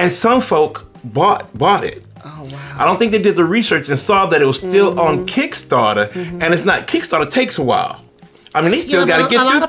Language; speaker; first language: English; native; English